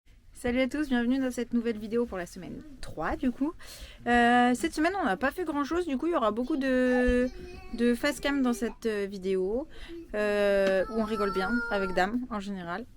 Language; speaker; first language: French; native; French